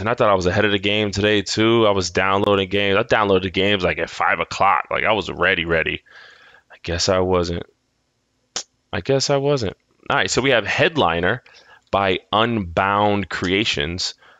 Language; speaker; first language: English; native; English